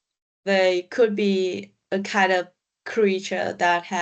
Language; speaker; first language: English; non-native, learner; Vietnamese